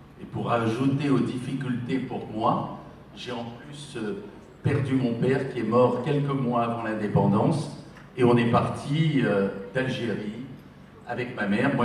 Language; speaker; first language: French; native; French